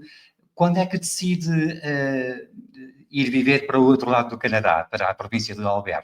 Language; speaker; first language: Portuguese; native; Portuguese